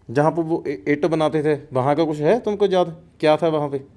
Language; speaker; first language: Hindi; non-native, local second language; Punjabi